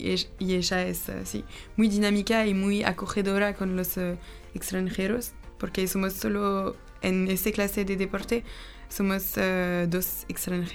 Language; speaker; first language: Spanish; non-native, learner; French